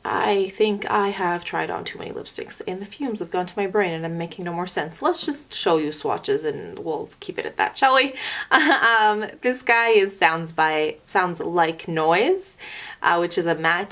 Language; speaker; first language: English; native; English